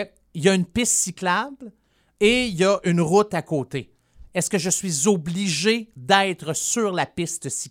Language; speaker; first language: French; native; French